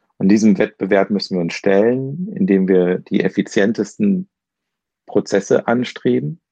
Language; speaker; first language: German; native; German